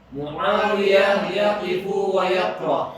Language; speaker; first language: Arabic; non-native, learner; Indonesian